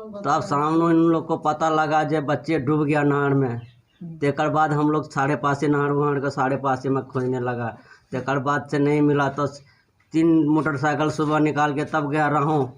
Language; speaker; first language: Hindi; non-native, local second language; Maithili